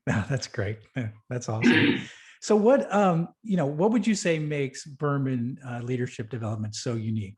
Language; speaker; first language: English; native; English